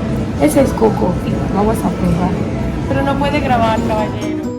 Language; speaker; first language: Spanish; non-native, learner; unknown